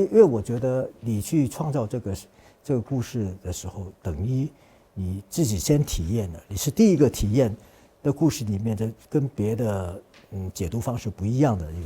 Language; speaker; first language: Chinese; non-native, fluent; Cantonese